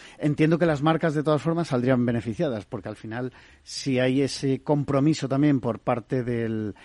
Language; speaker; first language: Spanish; native; Spanish